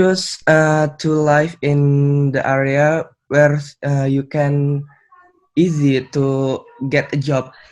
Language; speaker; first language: English; non-native, learner; Indonesian